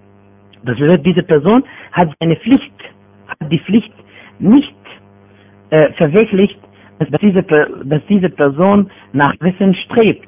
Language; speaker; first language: German; non-native, fluent; Arabic